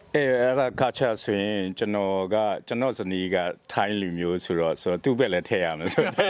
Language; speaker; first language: Burmese; native; Burmese